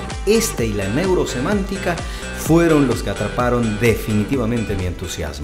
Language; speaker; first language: Spanish; native; Spanish